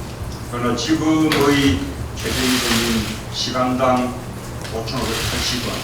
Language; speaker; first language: Korean; native; Korean